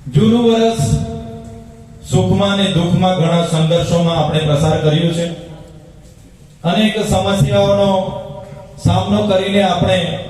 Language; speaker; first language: Gujarati; non-native, local second language; Vasavi